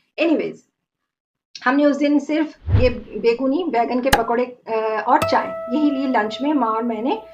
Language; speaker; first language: Hindi; non-native, local second language; Bangla